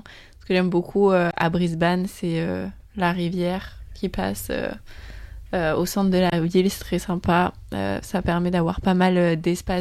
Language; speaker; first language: French; native; French